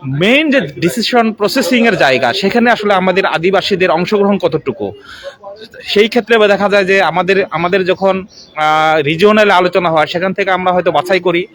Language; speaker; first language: Bangla; non-native, local second language; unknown